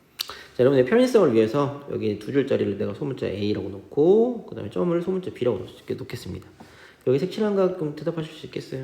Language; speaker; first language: Korean; native; Korean